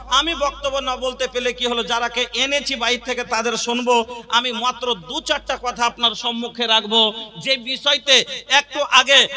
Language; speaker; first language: Bangla; native; Bangla